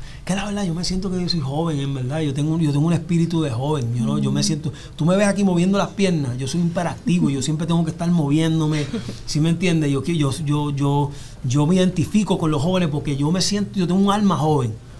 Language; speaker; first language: Spanish; early bilingual, heritage; Spanish